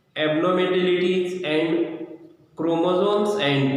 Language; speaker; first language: English; non-native, local second language; Marathi